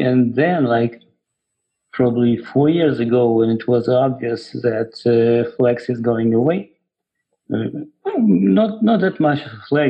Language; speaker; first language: English; non-native, fluent; Ukrainian